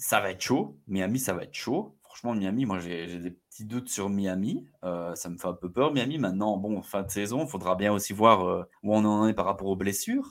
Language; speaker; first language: French; native; French